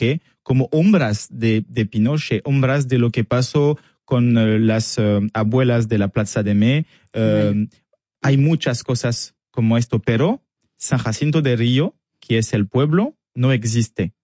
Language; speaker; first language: Spanish; non-native, learner; French